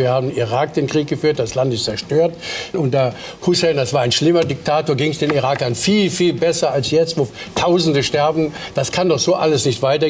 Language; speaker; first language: German; native; German